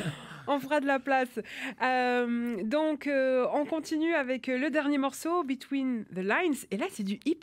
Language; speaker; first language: French; native; French